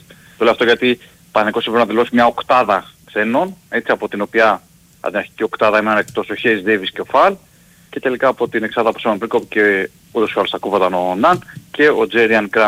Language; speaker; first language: Greek; native; Greek